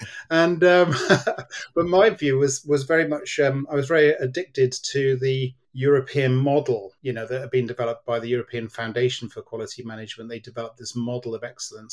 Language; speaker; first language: English; native; English